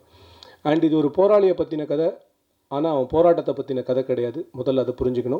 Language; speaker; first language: Tamil; native; Tamil